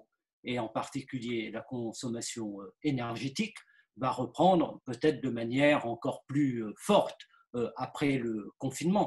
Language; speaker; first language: French; native; French